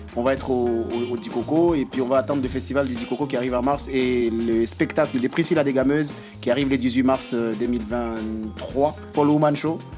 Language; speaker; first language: French; non-native, local second language; Swahili